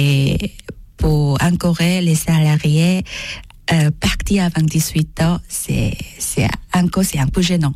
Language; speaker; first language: French; non-native, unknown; Korean